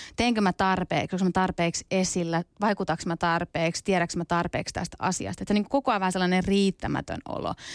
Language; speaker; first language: Finnish; early bilingual, other home language; Kurdish